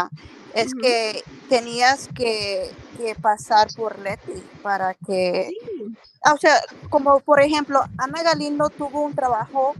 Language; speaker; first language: Spanish; early bilingual, heritage; Spanish